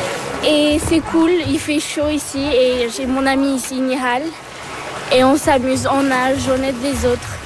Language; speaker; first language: French; early bilingual, other home language; Turkish